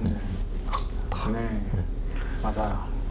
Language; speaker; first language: Korean; non-native, learner; Chinese